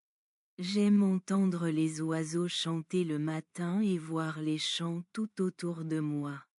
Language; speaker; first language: French; non-native, learner; Bangla